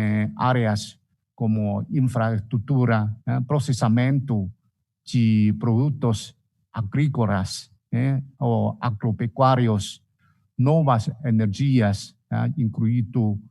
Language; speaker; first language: Portuguese; non-native, fluent; Chinese